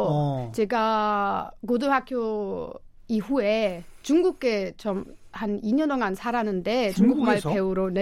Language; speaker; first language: Korean; non-native, fluent; German